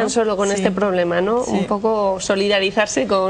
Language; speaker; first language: Spanish; native; Spanish